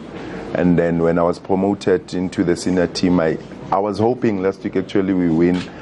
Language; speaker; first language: English; non-native, local second language; Zulu